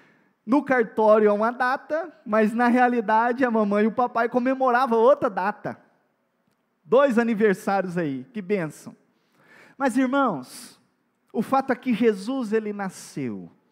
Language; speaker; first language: Portuguese; native; Portuguese